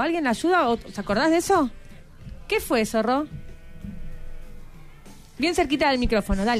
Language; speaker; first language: Spanish; native; Spanish